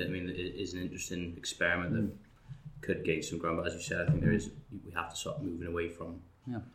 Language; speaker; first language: English; native; English